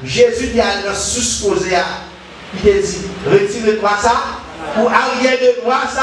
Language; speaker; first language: French; non-native, learner; Haitian Creole